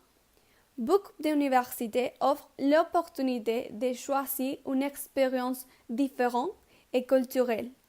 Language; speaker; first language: French; non-native, learner; Spanish